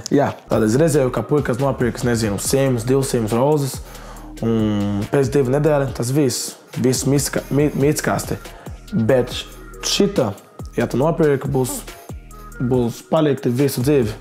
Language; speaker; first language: Latvian; non-native, learner; Portuguese